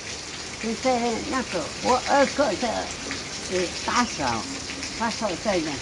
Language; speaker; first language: Chinese; non-native, local second language; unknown